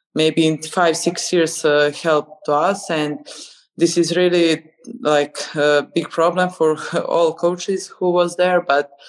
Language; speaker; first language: English; non-native, fluent; Serbian